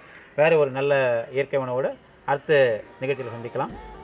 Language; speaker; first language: Tamil; native; Tamil